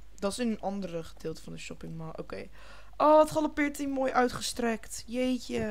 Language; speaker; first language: Dutch; native; Dutch